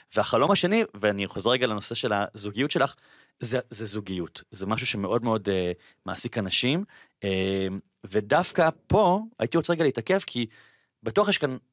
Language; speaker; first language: Hebrew; native; Hebrew